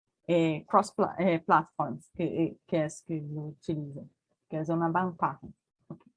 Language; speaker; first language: Spanish; non-native, learner; Portuguese